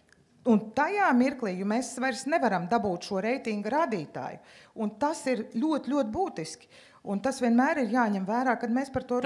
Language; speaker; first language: Latvian; native; Latvian